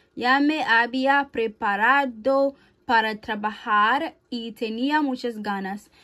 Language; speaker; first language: Spanish; non-native, learner; English